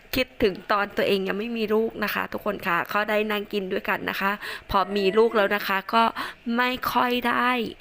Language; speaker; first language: Thai; non-native, local second language; Northern Khmer